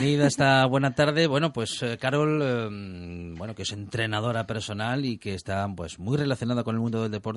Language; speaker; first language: Spanish; native; Spanish